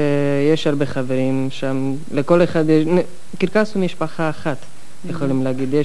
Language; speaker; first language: Hebrew; non-native, fluent; Romanian